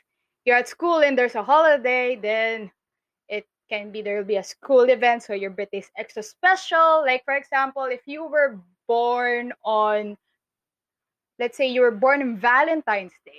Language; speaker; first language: English; non-native, local second language; Filipino